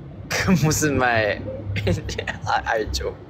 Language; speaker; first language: Korean; non-native, learner; Filipino